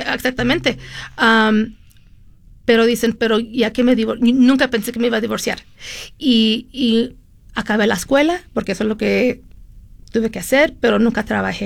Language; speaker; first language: Spanish; early bilingual, heritage; Spanish